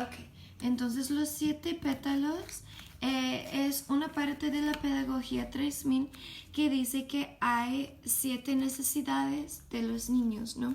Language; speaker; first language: Spanish; non-native, learner; English